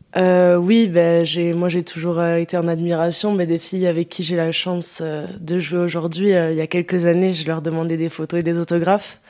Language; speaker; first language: French; early bilingual, other home language; Dutch